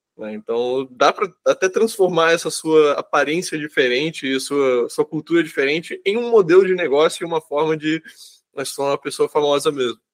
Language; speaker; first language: Portuguese; native; Portuguese